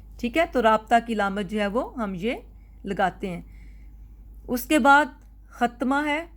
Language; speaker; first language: Urdu; non-native, local second language; Punjabi